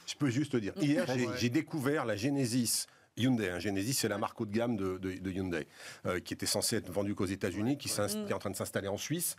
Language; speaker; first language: French; native; French